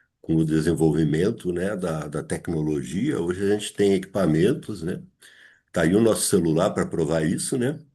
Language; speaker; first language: Portuguese; native; Portuguese